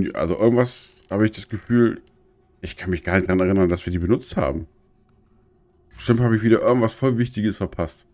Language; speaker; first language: German; native; German